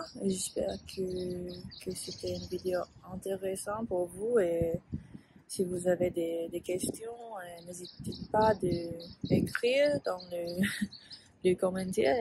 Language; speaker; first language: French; non-native, learner; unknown